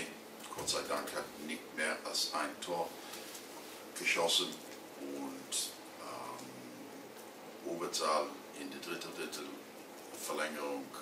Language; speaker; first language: German; non-native, learner; English